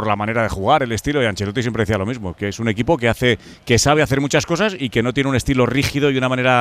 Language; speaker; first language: Spanish; native; Spanish